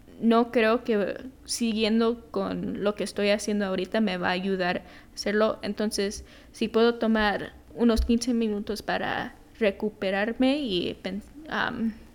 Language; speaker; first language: Spanish; early bilingual, heritage; Spanish